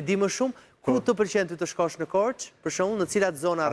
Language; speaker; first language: Albanian; native; Albanian